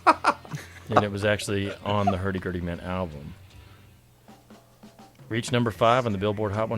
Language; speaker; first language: English; native; English